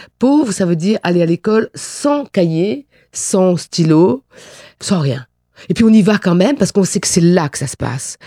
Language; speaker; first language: French; non-native, local second language; Réunion Creole French